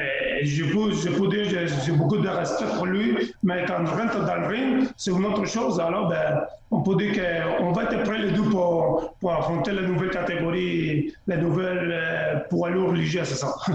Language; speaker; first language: French; non-native, local second language; Spanish